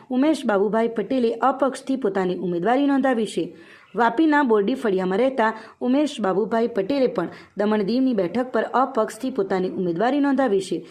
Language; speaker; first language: Gujarati; native; Gujarati